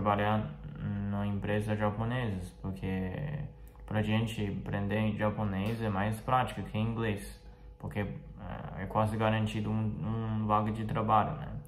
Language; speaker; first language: Portuguese; non-native, fluent; Chinese